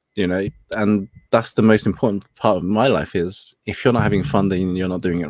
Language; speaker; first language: English; native; English